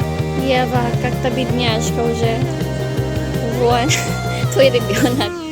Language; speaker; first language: Russian; non-native, fluent; Filipino